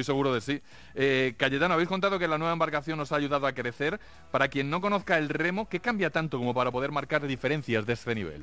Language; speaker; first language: Spanish; native; Spanish